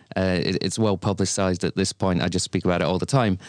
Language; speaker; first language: English; native; English